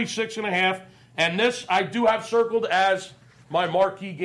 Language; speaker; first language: English; native; English